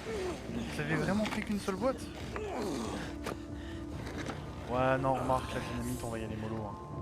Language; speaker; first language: French; native; French